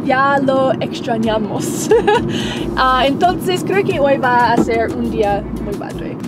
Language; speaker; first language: Spanish; non-native, fluent; English